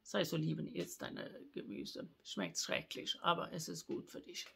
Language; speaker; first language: German; non-native, fluent; Swedish